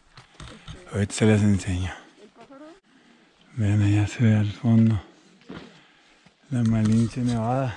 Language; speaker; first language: Spanish; native; Spanish